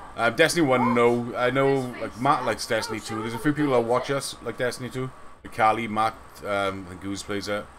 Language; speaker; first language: English; native; English